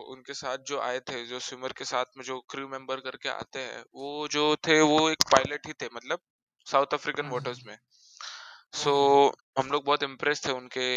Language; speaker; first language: Hindi; non-native, local second language; Marathi